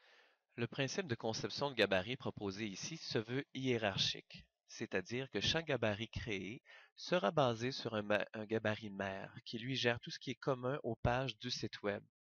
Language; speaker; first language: French; native; French